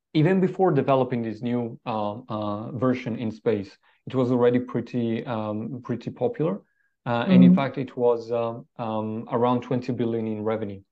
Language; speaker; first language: English; non-native, fluent; Italian